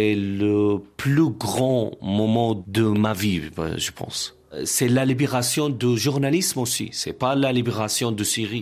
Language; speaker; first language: French; non-native, learner; Arabic